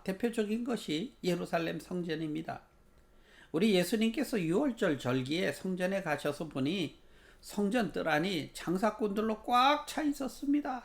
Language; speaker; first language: Korean; native; Korean